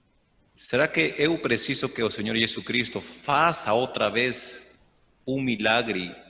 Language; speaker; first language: Portuguese; non-native, fluent; Spanish